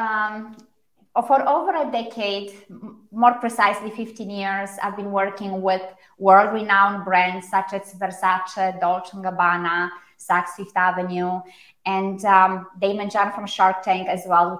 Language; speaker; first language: English; non-native, fluent; Romanian